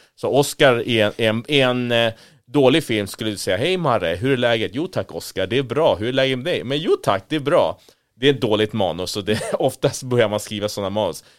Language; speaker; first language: Swedish; early bilingual, other home language; Spanish